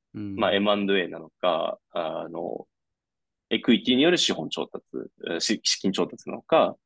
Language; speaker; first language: Japanese; non-native, fluent; Chinese